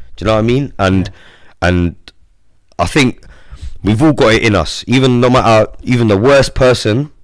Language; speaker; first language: English; native; English